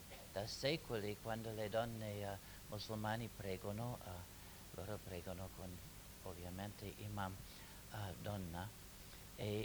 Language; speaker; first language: Italian; non-native, fluent; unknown